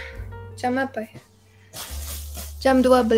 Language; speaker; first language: Indonesian; early bilingual, heritage; Indonesian